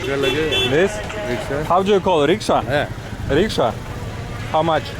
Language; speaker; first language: English; non-native, learner; Russian